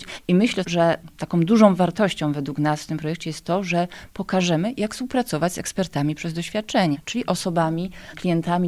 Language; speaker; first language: Polish; native; Polish